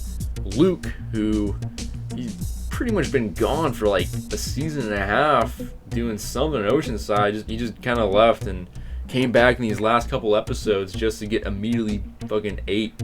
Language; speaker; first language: English; native; English